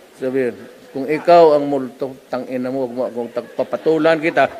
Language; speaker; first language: Filipino; non-native, local second language; Cebuano